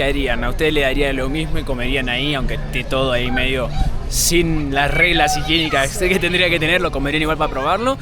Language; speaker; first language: Spanish; native; Spanish